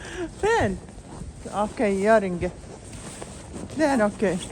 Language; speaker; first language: Swedish; non-native, learner; Mongolian